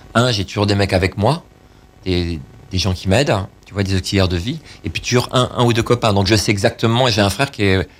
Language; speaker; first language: French; native; French